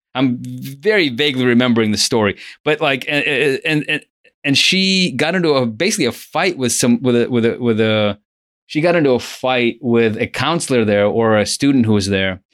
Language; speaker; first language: English; early bilingual, other home language; Russian